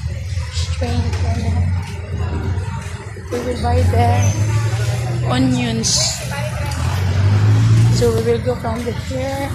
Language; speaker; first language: English; non-native, local second language; Cebuano